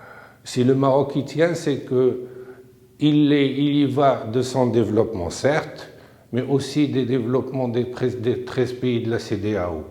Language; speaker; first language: French; non-native, local second language; Arabic